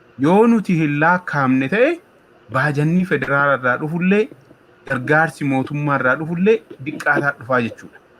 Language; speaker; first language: Oromo; native; Oromo